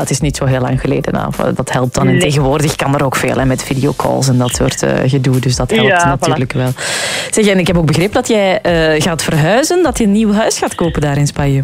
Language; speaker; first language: Dutch; native; Dutch